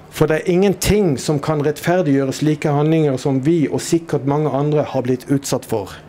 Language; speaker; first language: Norwegian; native; Norwegian